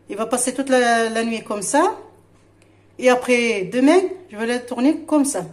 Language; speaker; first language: French; non-native, local second language; Arabic